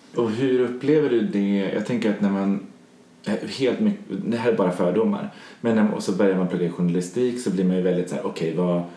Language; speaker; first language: Swedish; native; Swedish